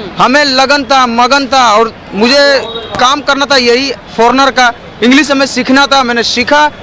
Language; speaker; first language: Hindi; native; Hindi